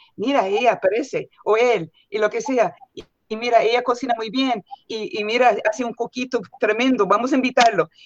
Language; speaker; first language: Spanish; non-native, fluent; English